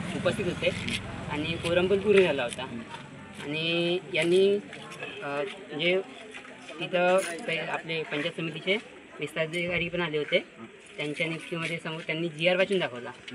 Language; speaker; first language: Marathi; native; Marathi